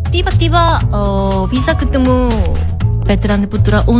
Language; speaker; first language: Indonesian; non-native, learner; Korean